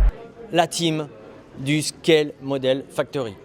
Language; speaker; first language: French; native; French